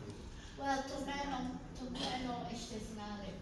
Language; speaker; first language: Czech; early bilingual, heritage; Czech